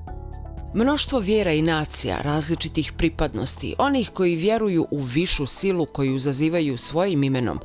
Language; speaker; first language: Bosnian; native; Bosnian